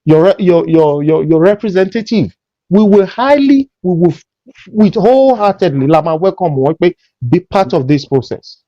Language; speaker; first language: English; non-native, local second language; Yoruba